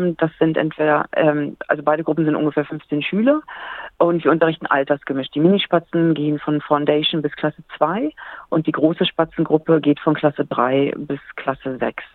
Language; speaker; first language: German; native; German